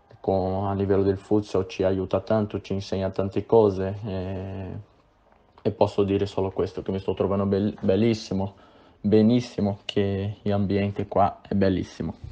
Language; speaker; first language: Italian; non-native, fluent; Portuguese